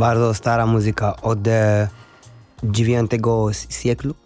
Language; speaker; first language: Polish; non-native, learner; Arabic